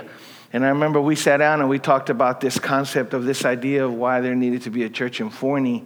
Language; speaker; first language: English; native; English